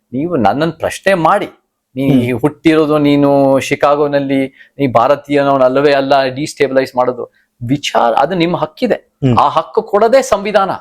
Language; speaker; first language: Kannada; early bilingual, heritage; Kannada